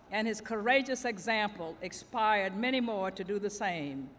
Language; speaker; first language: English; native; English